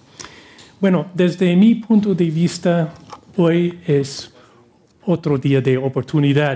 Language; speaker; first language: Spanish; non-native, fluent; English